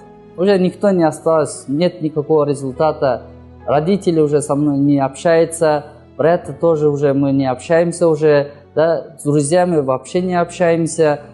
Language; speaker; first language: Russian; non-native, learner; Kyrgyz